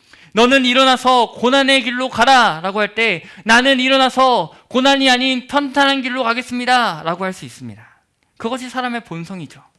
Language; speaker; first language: Korean; native; Korean